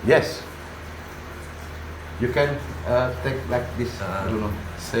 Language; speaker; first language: English; non-native, learner; Javanese